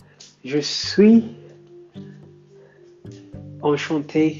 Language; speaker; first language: French; non-native, learner; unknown